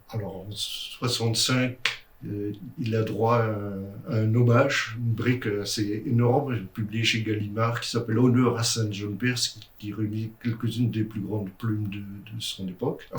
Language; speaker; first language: French; native; French